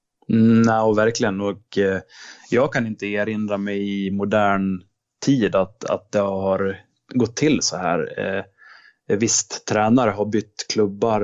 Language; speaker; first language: Swedish; native; Swedish